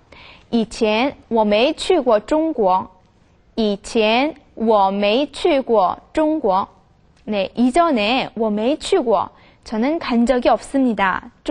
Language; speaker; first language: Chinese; non-native, fluent; Korean